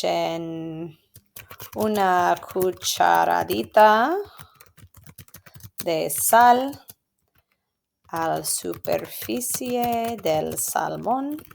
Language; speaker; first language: Spanish; non-native, fluent; English